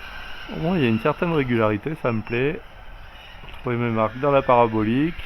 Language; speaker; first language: French; native; French